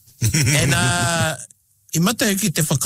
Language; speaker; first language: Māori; non-native, local second language; English